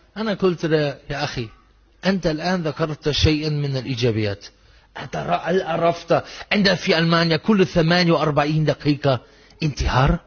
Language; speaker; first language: Arabic; non-native, fluent; German